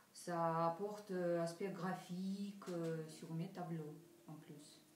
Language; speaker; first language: French; non-native, fluent; Russian